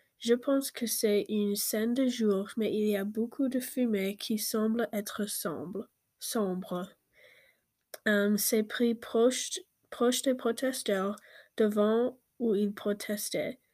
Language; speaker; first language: French; non-native, learner; English